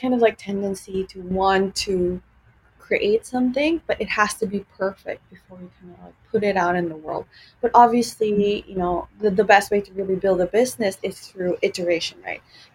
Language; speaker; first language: English; non-native, local second language; Filipino